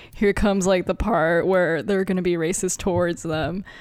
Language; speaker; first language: English; native; English